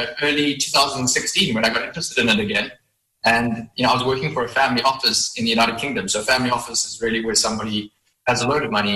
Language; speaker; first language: English; native; English